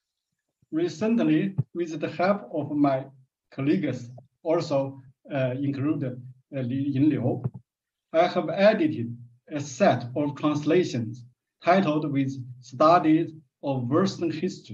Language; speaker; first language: English; non-native, fluent; Chinese